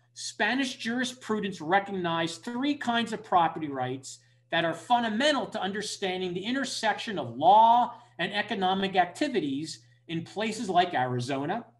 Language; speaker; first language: English; native; English